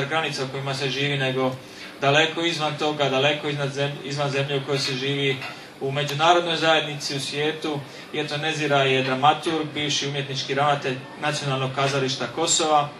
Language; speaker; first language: Bosnian; native; Bosnian